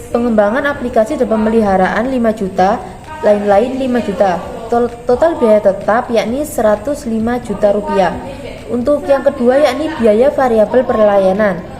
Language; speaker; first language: Indonesian; native; Indonesian